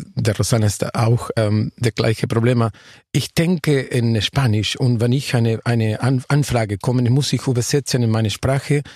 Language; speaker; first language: German; non-native, learner; Spanish